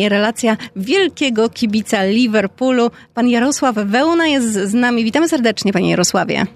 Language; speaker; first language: Polish; native; Polish